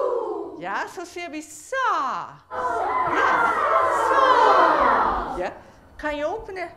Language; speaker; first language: Danish; non-native, fluent; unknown